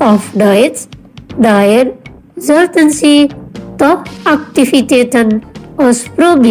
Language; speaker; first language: German; non-native, fluent; Indonesian